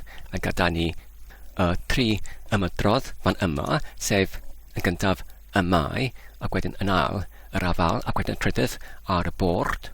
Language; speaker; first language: Welsh; non-native, fluent; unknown